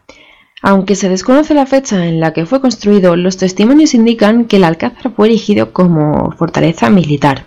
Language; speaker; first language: Spanish; native; Spanish